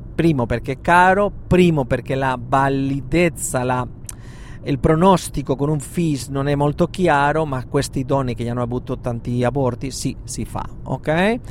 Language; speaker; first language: Italian; non-native, fluent; Spanish